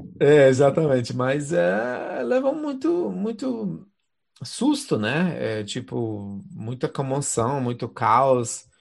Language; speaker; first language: Portuguese; non-native, fluent; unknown